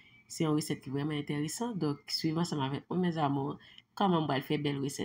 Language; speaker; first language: French; non-native, learner; Haitian Creole